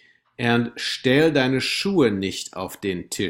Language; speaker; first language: German; non-native, fluent; English